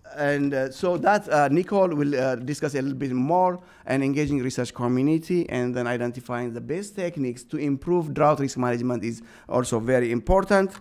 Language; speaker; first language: English; non-native, fluent; Amharic